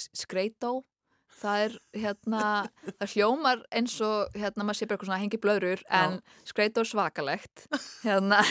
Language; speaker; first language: Icelandic; early bilingual, other home language; English